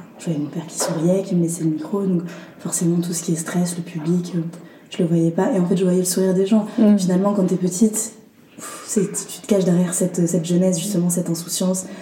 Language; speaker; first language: French; early bilingual, other home language; Arabic